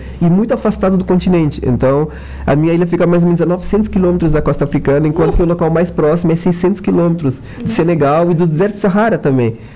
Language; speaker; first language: Portuguese; non-native, local second language; Kabuverdianu